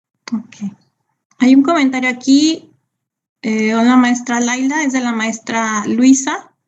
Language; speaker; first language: Spanish; native; Spanish